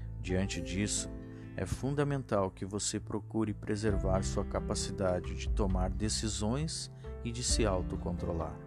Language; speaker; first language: Portuguese; native; Portuguese